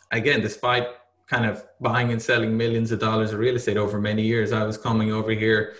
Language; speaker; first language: English; native; English